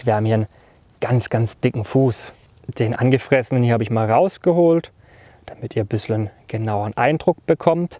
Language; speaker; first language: German; native; German